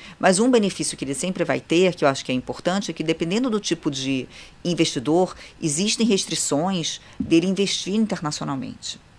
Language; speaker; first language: Portuguese; native; Portuguese